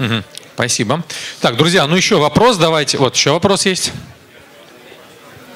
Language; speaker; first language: Russian; native; Russian